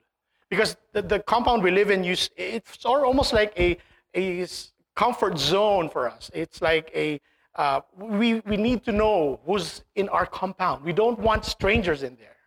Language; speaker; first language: English; non-native, local second language; Filipino